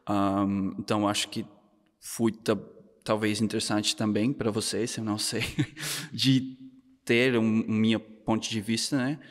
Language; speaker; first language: Portuguese; non-native, fluent; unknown